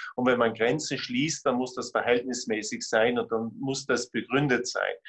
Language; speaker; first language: German; native; German